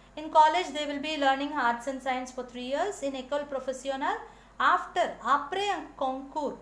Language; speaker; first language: English; non-native, local second language; Tamil